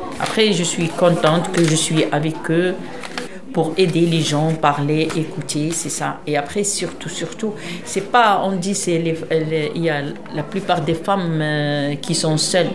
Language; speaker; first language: French; non-native, local second language; Arabic